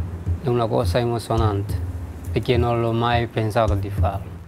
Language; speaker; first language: Italian; non-native, learner; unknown